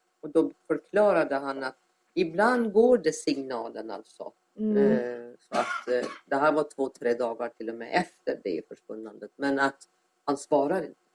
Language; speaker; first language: Swedish; non-native, fluent; Persian